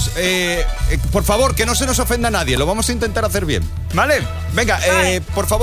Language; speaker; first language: Spanish; native; Spanish